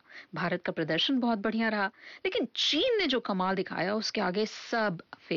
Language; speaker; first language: Hindi; native; Hindi